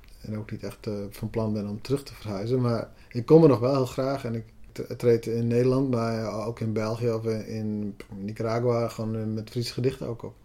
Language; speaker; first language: Dutch; non-native, local second language; Western Frisian